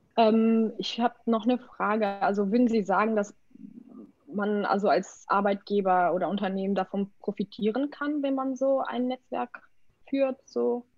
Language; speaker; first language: German; non-native, fluent; Portuguese